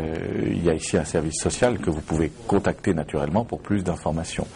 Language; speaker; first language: French; native; French